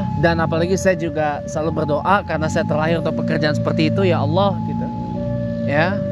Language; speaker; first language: Indonesian; native; Indonesian